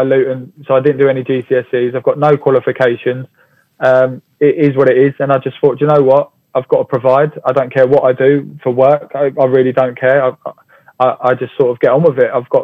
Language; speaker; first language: English; native; English